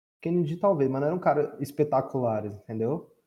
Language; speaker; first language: Portuguese; native; Portuguese